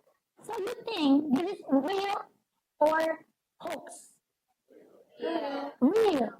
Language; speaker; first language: English; non-native, local second language; Indonesian